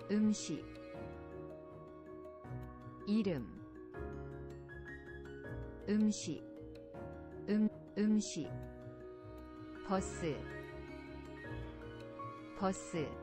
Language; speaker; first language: Korean; non-native, learner; English